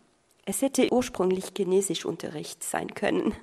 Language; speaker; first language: German; non-native, fluent; French